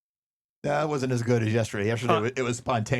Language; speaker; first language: English; native; English